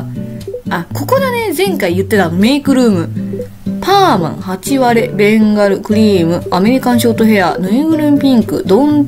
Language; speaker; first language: Japanese; native; Japanese